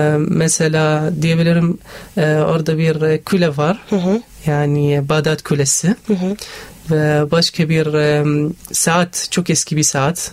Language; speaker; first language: Turkish; non-native, fluent; Arabic